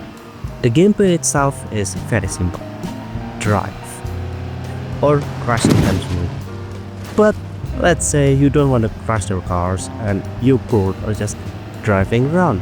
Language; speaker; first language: English; non-native, fluent; Indonesian